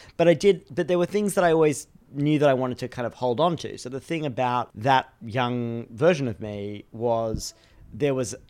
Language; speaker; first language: English; native; English